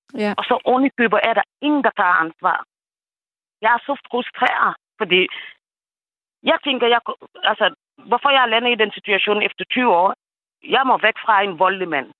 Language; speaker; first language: Danish; non-native, fluent; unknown